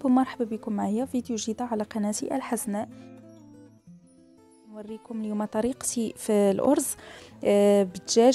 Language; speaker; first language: Arabic; native; Arabic